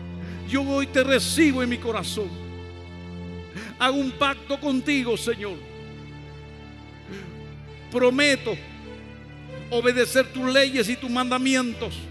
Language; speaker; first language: Spanish; native; Spanish